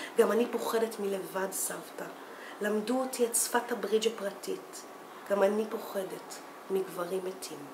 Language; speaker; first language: Hebrew; native; Hebrew